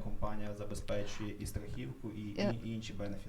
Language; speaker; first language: Ukrainian; native; Ukrainian